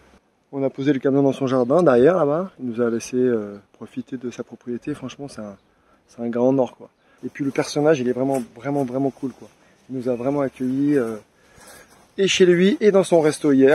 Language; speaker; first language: French; native; French